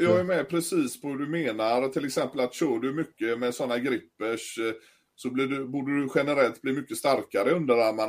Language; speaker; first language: Swedish; native; Swedish